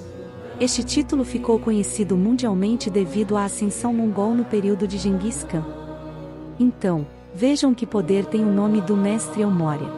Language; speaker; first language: Portuguese; native; Portuguese